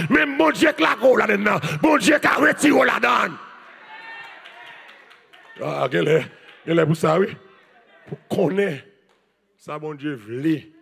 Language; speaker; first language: French; non-native, learner; Haitian Creole